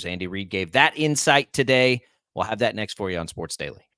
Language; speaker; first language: English; native; English